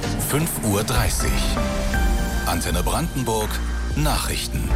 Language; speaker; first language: German; native; German